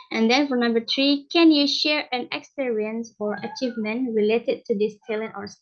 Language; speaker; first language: English; non-native, learner; Indonesian